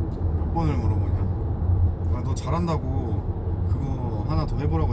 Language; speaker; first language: Korean; native; Korean